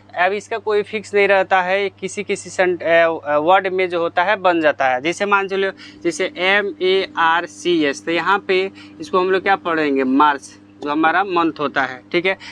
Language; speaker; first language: Hindi; native; Hindi